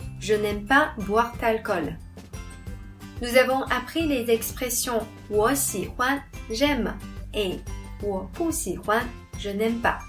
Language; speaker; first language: French; non-native, fluent; Chinese